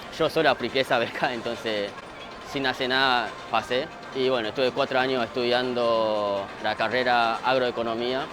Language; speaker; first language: Spanish; early bilingual, other home language; Japanese